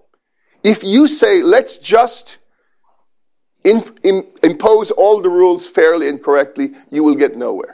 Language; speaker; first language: English; non-native, local second language; Filipino